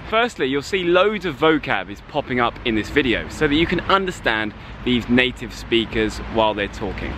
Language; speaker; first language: English; native; English